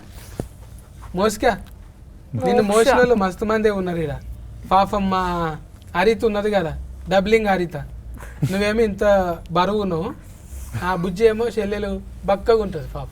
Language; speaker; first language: Telugu; native; Telugu